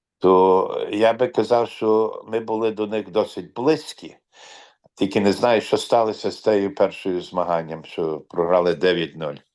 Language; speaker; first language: Ukrainian; early bilingual, heritage; Ukrainian